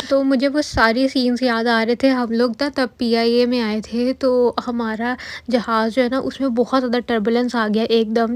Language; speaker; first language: Urdu; native; Urdu